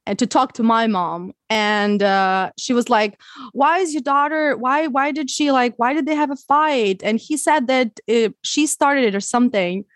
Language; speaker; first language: English; non-native, fluent; Ukrainian